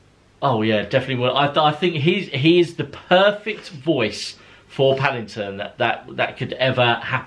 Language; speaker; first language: English; native; English